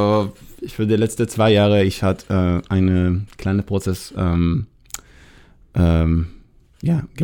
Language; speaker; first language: German; non-native, learner; Hebrew